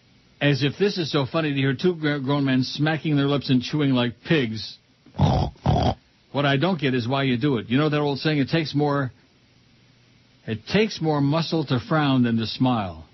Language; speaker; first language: English; native; English